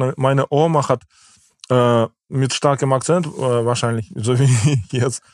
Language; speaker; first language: German; non-native, fluent; Ukrainian